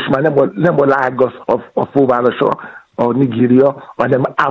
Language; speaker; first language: Hungarian; non-native, fluent; Yoruba